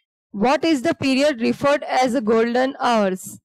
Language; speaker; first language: English; non-native, local second language; Gujarati